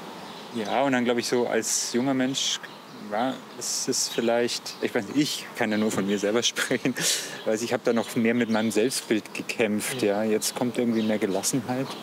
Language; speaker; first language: German; native; German